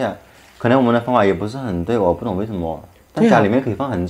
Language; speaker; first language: Chinese; native; Chinese